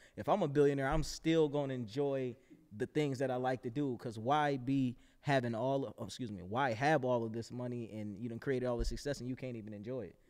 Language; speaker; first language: English; native; English